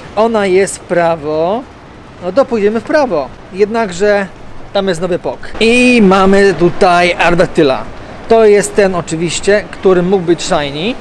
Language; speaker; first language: Polish; native; Polish